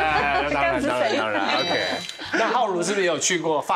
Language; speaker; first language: Chinese; native; Chinese